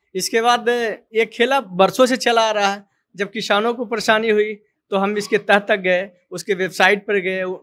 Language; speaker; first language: Hindi; native; Hindi